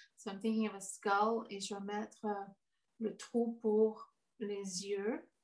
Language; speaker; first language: French; non-native, fluent; English